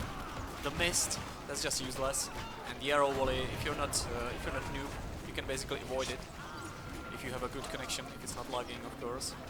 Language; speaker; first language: English; non-native, fluent; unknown